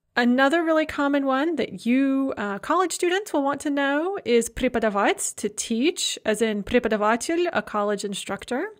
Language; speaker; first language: English; native; English